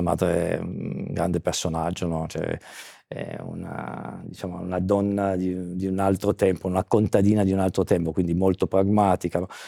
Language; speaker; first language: Italian; native; Italian